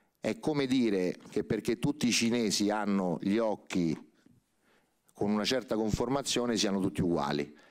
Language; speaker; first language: Italian; native; Italian